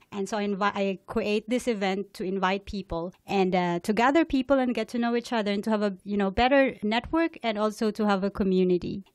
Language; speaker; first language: English; non-native, local second language; Cebuano